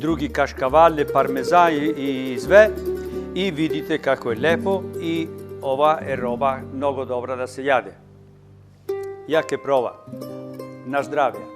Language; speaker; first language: Macedonian; non-native, learner; Italian